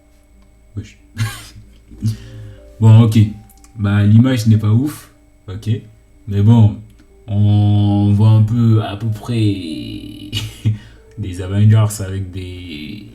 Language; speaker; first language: French; native; French